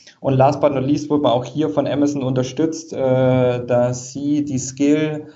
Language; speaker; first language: German; native; German